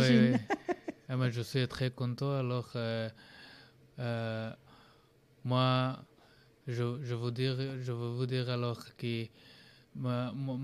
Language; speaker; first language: French; non-native, learner; Bangla